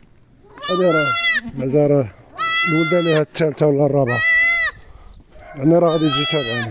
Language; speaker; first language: Arabic; native; Arabic